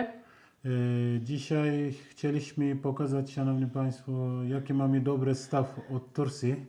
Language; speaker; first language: Polish; non-native, learner; Turkish